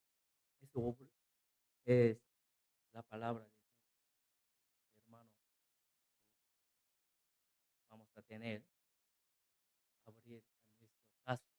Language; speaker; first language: Spanish; non-native, learner; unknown